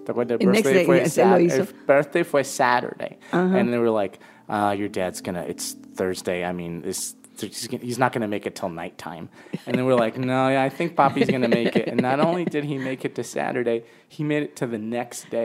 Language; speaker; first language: English; early bilingual, other home language; Spanish